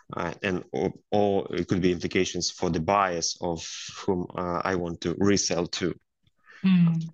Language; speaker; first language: English; non-native, fluent; Russian